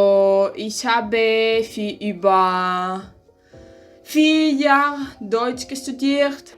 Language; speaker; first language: German; non-native, learner; Spanish